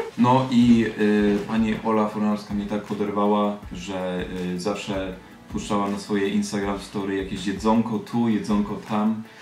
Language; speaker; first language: Polish; early bilingual, heritage; Polish